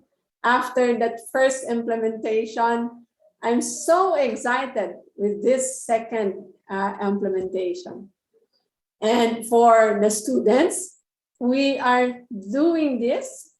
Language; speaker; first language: English; non-native, local second language; Filipino